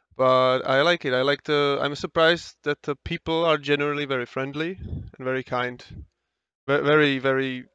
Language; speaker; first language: English; non-native, fluent; Czech